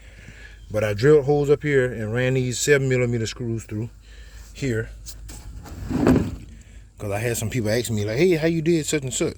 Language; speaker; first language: English; native; English